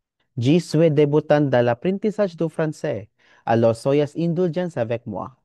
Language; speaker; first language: French; non-native, learner; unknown